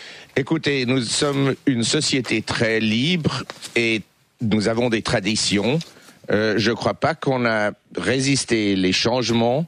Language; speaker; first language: French; non-native, local second language; Swiss German